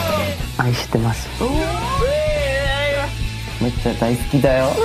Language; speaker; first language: Japanese; non-native, learner; Korean